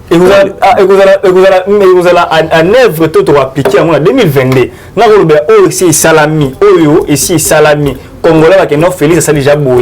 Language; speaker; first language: French; non-native, local second language; Lingala